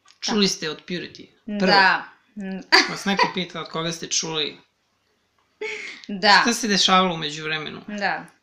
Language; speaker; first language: Serbian; native; Serbian